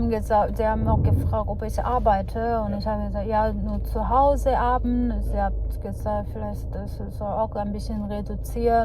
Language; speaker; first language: German; non-native, learner; Korean